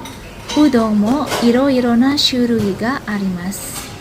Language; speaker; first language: Japanese; non-native, fluent; Indonesian